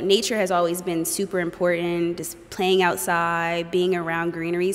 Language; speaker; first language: English; native; English